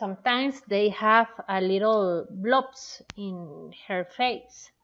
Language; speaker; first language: English; non-native, learner; Spanish